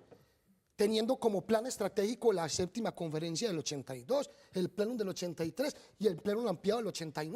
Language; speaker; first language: Spanish; native; Spanish